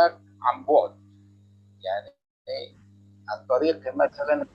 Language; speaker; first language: Arabic; non-native, local second language; Indonesian